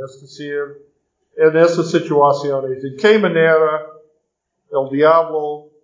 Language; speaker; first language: Spanish; non-native, learner; English